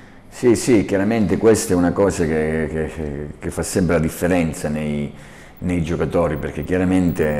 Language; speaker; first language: Italian; native; Italian